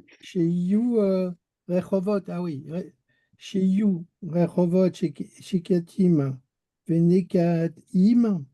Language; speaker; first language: Hebrew; non-native, learner; French